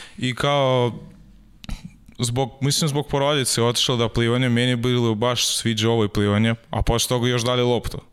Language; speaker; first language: Serbian; non-native, learner; Russian